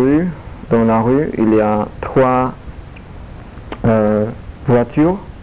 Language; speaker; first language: French; non-native, learner; Polish